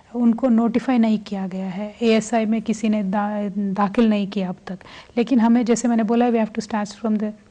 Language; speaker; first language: Hindi; non-native, local second language; Telugu